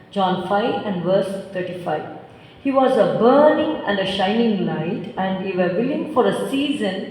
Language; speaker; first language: English; non-native, local second language; Tamil